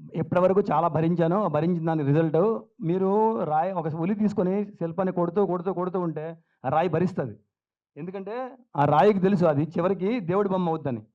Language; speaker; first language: Telugu; native; Telugu